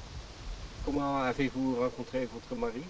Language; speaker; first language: French; non-native, fluent; Dutch